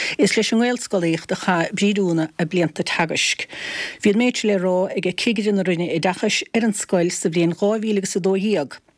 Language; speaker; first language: Irish; native; Irish